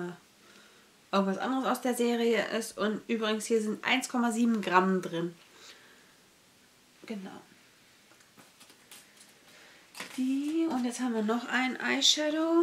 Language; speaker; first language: German; native; German